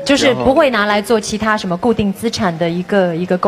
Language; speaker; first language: Chinese; native; Chinese